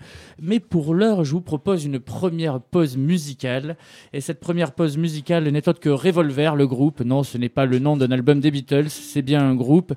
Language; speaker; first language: French; native; French